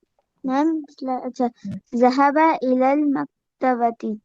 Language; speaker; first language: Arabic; non-native, learner; Urdu